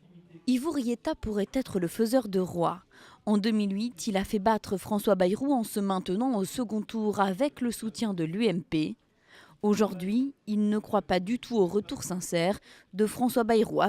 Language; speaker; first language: French; native; French